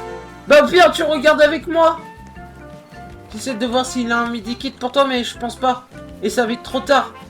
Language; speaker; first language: French; native; French